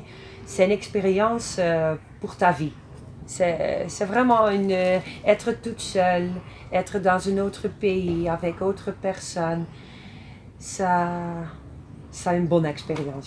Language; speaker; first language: French; non-native, fluent; Dutch